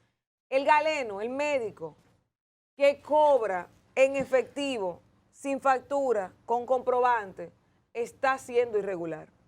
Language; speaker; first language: Spanish; native; Spanish